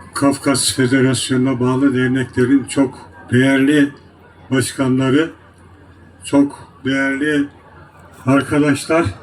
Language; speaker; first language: Turkish; native; Turkish